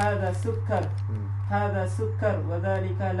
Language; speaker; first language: Arabic; non-native, learner; Indonesian